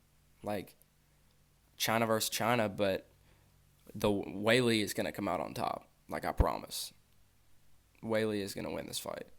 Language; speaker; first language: English; native; English